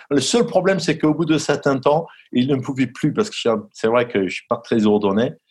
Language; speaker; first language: French; non-native, fluent; English